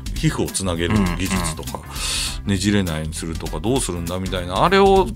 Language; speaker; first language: Japanese; native; Japanese